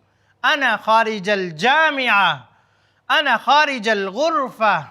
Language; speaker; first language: Arabic; non-native, fluent; Urdu